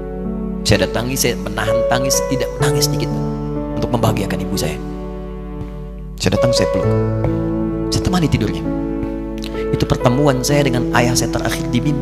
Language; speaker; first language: Indonesian; native; Indonesian